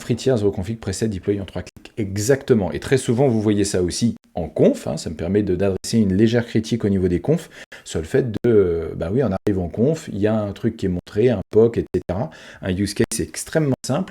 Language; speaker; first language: French; native; French